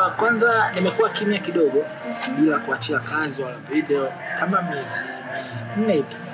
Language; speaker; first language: Swahili; native; Swahili